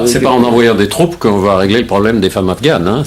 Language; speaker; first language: French; native; French